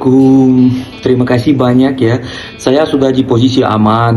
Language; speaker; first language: Indonesian; non-native, learner; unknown